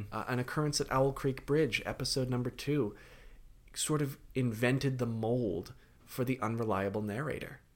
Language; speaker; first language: English; native; English